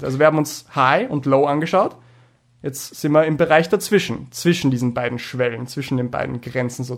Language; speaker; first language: German; native; German